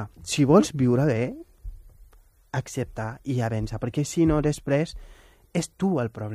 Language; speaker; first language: Catalan; non-native, fluent; Wolof